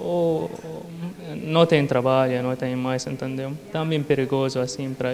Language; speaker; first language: Portuguese; non-native, learner; Arabic